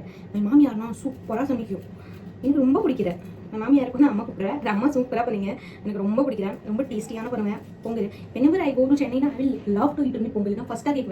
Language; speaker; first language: Tamil; non-native, learner; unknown